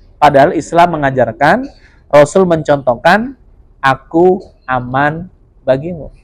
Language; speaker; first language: Indonesian; non-native, local second language; Javanese